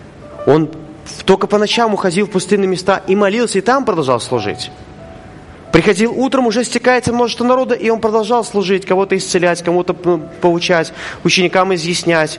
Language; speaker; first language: Russian; native; Russian